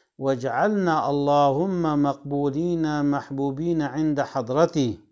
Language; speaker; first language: Arabic; non-native, fluent; Kurdish